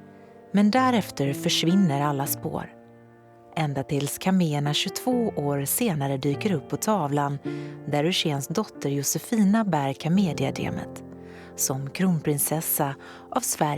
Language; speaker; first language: Swedish; native; Swedish